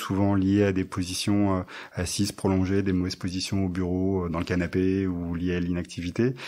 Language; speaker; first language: French; native; French